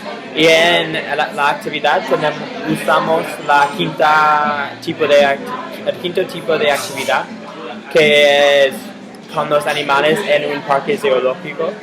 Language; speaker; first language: Spanish; non-native, fluent; English